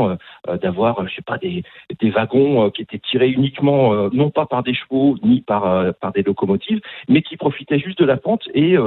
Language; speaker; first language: French; native; French